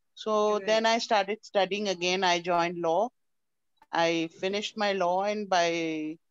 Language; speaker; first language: English; non-native, local second language; Hindi